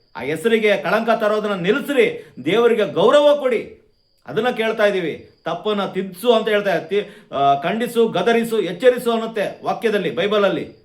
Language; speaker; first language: Kannada; non-native, local second language; Konkani